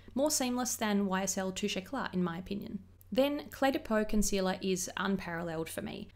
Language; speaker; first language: English; native; English